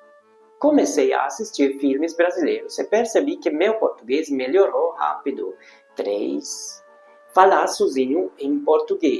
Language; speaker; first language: Portuguese; non-native, fluent; Hungarian